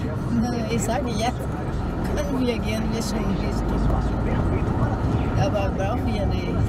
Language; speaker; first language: German; non-native, learner; Portuguese